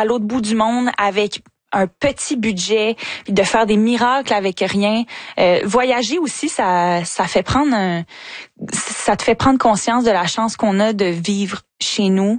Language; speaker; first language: French; native; French